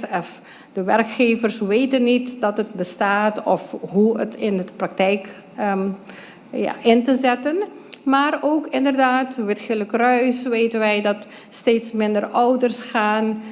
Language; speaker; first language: Dutch; non-native, local second language; Papiamento